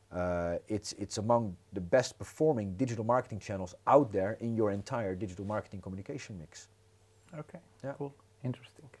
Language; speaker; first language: English; non-native, fluent; Croatian